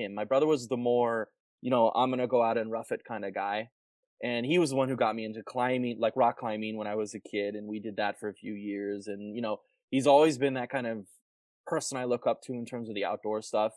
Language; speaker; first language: English; native; English